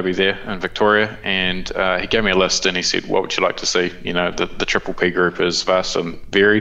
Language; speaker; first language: English; native; English